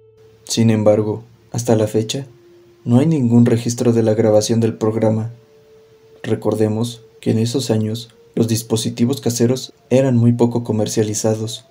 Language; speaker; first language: Spanish; native; Spanish